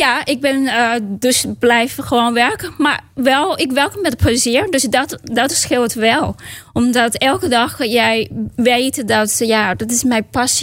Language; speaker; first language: Dutch; non-native, learner; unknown